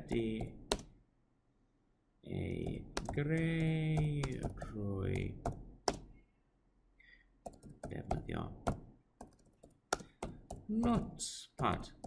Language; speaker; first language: Welsh; non-native, local second language; English